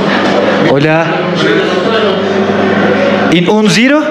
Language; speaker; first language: Spanish; non-native, learner; Turkish